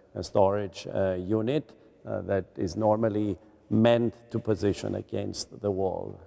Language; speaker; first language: English; non-native, fluent; Greek